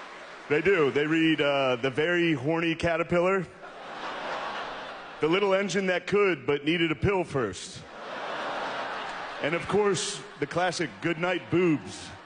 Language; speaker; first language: English; native; English